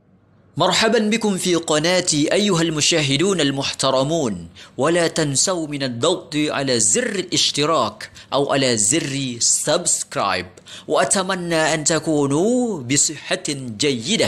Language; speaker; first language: Arabic; non-native, fluent; Indonesian